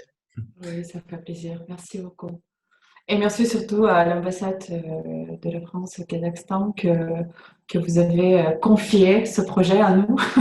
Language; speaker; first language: French; non-native, fluent; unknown